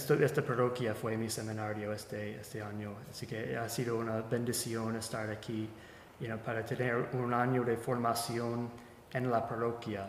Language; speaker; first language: Spanish; non-native, fluent; English